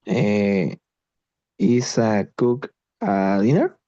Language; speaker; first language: English; non-native, learner; Spanish